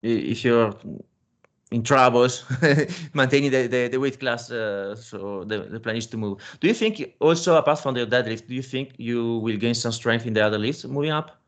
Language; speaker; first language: English; non-native, fluent; Italian